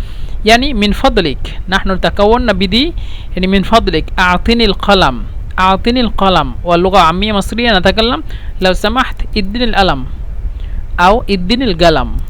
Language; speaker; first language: Arabic; non-native, fluent; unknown